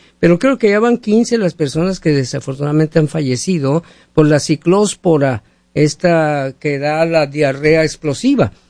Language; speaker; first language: Spanish; native; Spanish